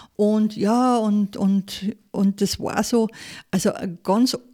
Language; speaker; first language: German; native; German